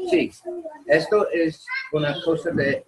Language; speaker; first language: Spanish; non-native, learner; English